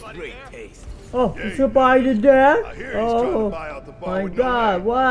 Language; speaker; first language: English; non-native, learner; Indonesian